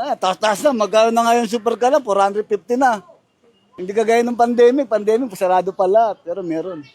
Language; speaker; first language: Filipino; native; Filipino